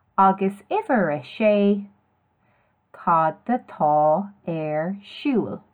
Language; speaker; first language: Irish; non-native, local second language; English